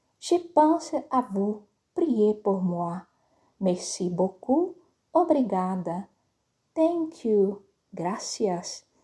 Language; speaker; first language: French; non-native, fluent; Portuguese